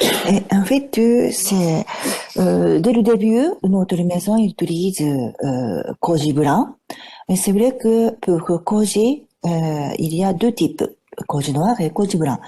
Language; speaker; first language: French; non-native, fluent; Japanese